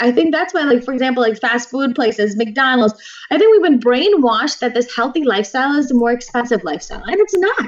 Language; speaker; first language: English; native; English